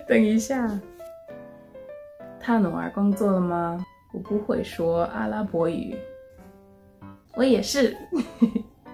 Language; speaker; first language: Chinese; non-native, learner; English